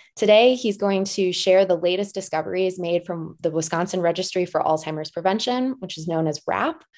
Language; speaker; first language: English; native; English